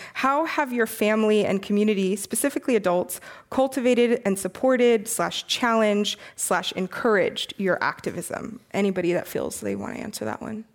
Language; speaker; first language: English; native; English